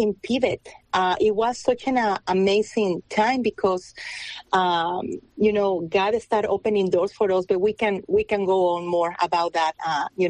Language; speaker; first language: English; non-native, fluent; Spanish